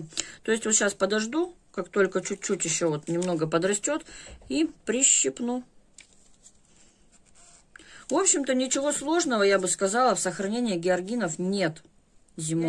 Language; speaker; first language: Russian; native; Russian